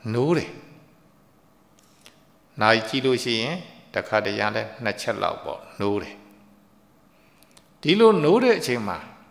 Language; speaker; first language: Burmese; native; Burmese